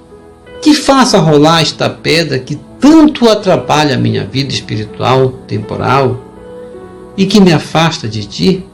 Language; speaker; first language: Portuguese; native; Portuguese